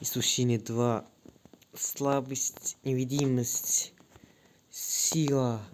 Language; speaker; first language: Russian; non-native, local second language; Kazakh